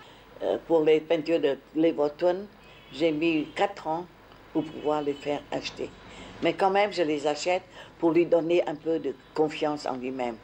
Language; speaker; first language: French; non-native, fluent; Vietnamese